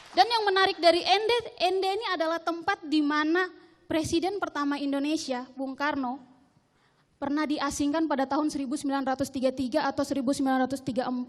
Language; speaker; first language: Indonesian; native; Indonesian